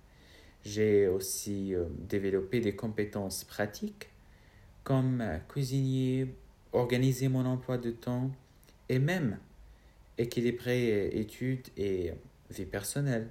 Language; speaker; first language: French; non-native, fluent; Arabic